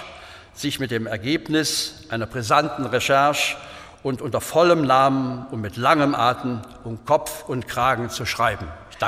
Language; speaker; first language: German; native; German